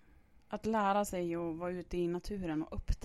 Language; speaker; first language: Swedish; native; Swedish